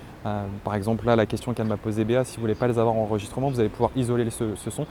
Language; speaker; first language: French; native; French